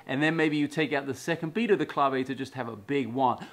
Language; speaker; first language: English; native; English